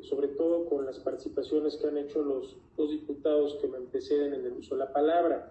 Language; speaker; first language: Spanish; native; Spanish